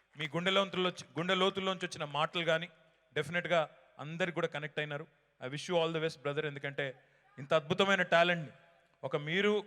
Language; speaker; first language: Telugu; native; Telugu